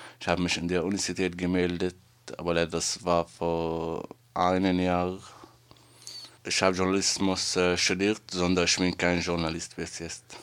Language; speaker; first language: German; non-native, learner; Arabic